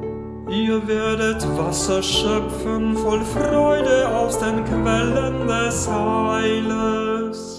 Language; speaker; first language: German; native; German